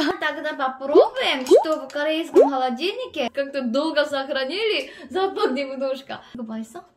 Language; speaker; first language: Russian; non-native, fluent; Korean